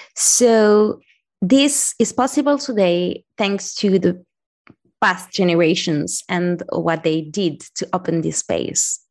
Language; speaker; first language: English; non-native, fluent; Arabic